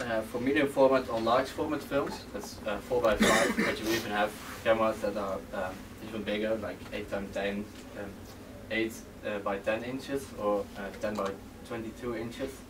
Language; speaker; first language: English; non-native, fluent; Dutch